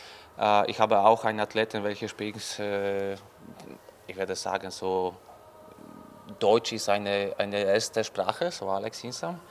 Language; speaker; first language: German; non-native, learner; Polish